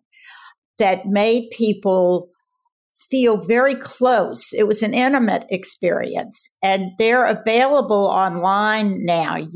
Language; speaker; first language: English; native; English